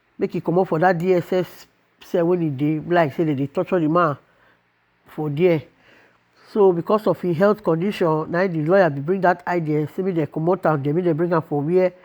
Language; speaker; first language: Nigerian Pidgin; non-native, local second language; Igbo